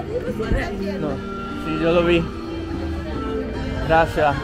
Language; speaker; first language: Spanish; non-native, learner; English